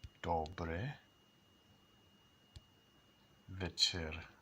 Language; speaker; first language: Czech; non-native, learner; English